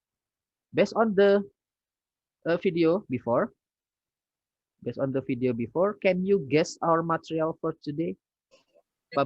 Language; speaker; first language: English; non-native, fluent; Indonesian